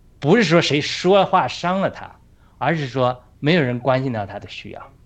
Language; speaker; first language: Chinese; native; Chinese